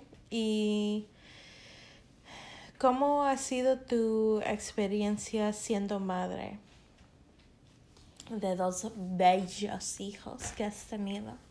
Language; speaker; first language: Spanish; early bilingual, heritage; Spanish